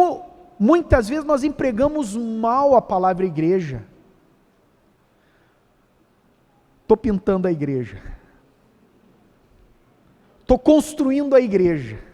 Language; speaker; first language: Portuguese; native; Portuguese